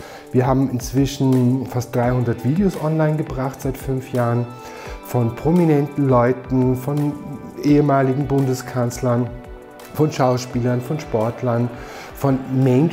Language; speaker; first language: German; native; German